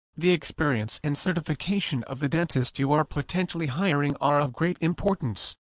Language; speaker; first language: English; non-native, fluent; Spanish